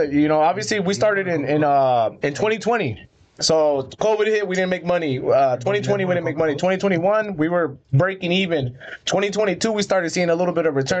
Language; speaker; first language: English; early bilingual, other home language; Spanish